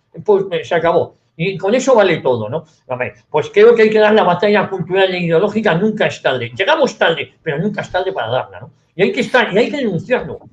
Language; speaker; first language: Spanish; native; Spanish